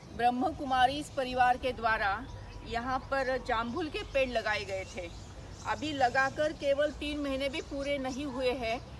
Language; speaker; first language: Hindi; non-native, local second language; Marathi